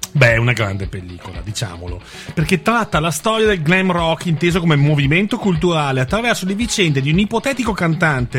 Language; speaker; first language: Italian; native; Italian